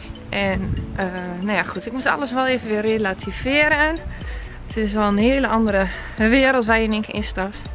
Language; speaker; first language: Dutch; native; Dutch